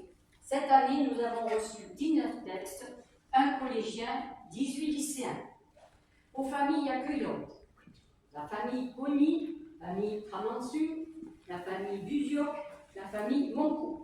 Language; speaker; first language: French; native; French